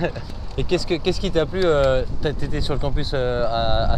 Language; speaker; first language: French; native; French